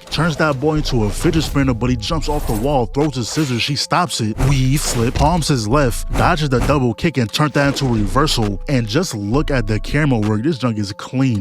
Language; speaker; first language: English; native; English